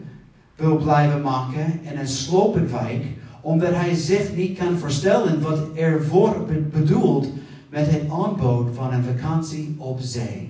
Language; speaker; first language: Dutch; non-native, fluent; English